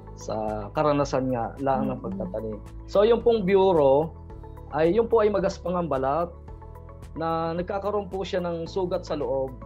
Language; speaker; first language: Filipino; native; Filipino